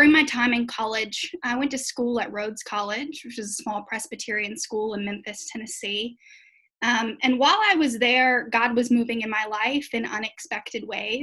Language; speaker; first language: English; native; English